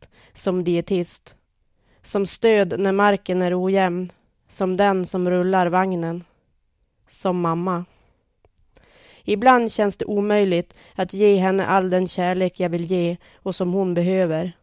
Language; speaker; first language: Swedish; native; Swedish